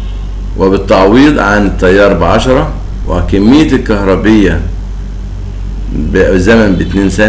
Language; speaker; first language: Arabic; native; Arabic